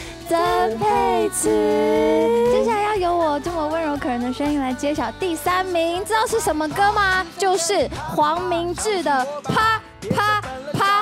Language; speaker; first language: Chinese; native; Chinese